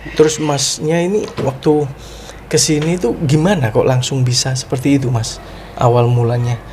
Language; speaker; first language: Indonesian; native; Indonesian